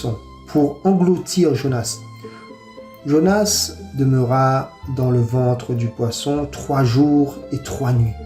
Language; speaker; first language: French; native; French